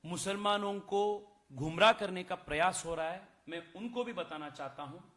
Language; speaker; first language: Hindi; non-native, local second language; Kannada